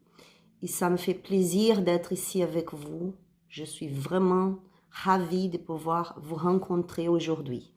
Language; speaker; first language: French; non-native, learner; Spanish